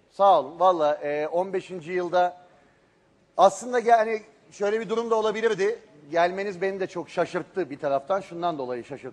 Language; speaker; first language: Turkish; native; Turkish